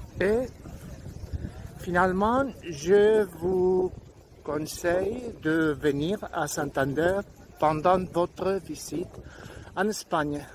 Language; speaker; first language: French; non-native, learner; Spanish